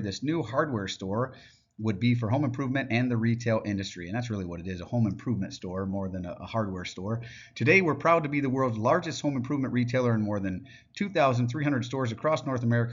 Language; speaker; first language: English; native; English